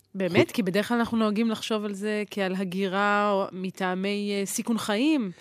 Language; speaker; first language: Hebrew; native; Hebrew